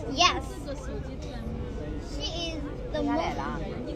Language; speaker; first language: English; non-native, learner; Chinese